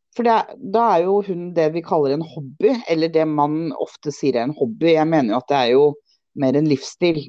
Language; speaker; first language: Norwegian; native; Norwegian